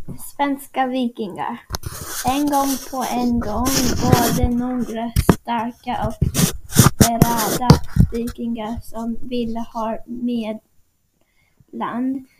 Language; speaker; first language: Swedish; non-native, learner; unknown